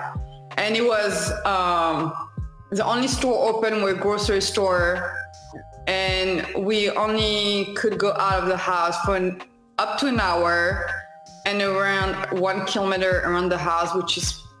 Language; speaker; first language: English; non-native, fluent; French